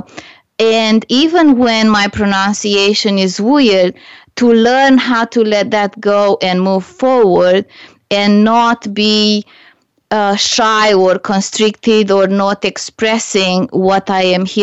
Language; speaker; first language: English; non-native, fluent; Romanian